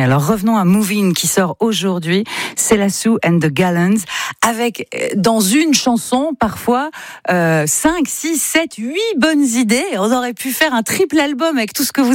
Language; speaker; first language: French; native; French